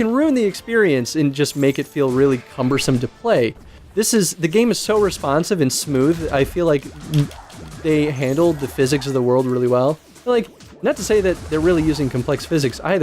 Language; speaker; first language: English; native; English